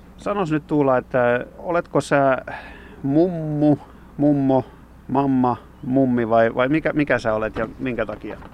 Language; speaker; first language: Finnish; native; Finnish